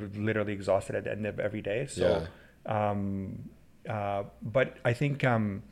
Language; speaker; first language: English; early bilingual, other home language; Persian